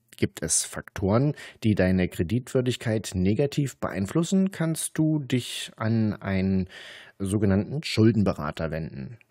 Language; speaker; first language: German; native; German